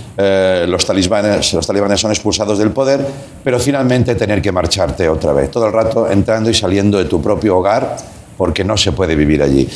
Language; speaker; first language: Spanish; non-native, local second language; Catalan